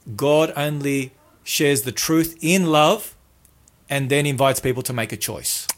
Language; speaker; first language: English; native; English